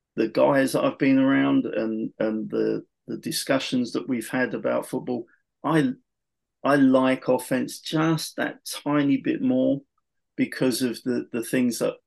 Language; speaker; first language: English; native; English